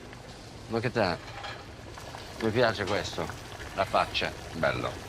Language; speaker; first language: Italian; early bilingual, heritage; English